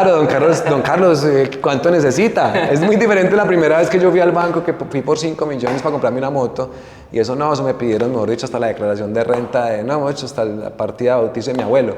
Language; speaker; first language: Spanish; native; Spanish